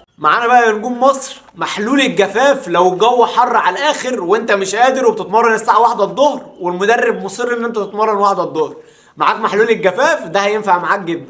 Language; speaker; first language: Arabic; native; Arabic